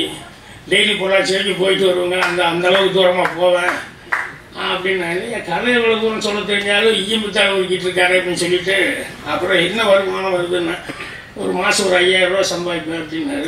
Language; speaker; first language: Tamil; native; Tamil